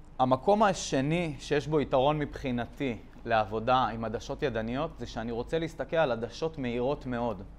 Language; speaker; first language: Hebrew; native; Hebrew